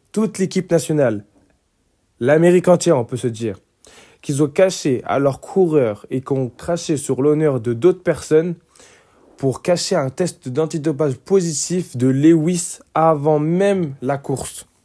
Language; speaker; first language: French; native; French